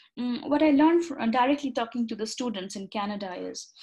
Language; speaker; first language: English; non-native, local second language; Bangla